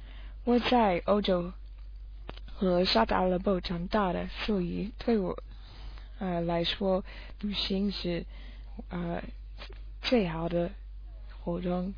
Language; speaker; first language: Chinese; non-native, learner; English